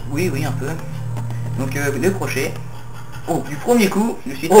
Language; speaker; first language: French; native; French